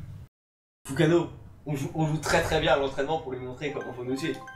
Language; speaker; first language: French; native; French